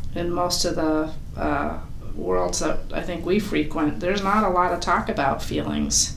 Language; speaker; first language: English; native; English